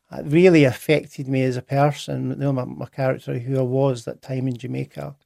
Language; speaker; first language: English; native; English